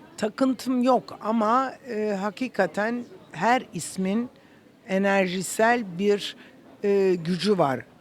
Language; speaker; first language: Turkish; native; Turkish